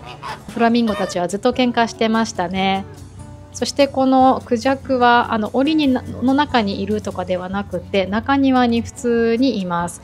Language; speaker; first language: Japanese; native; Japanese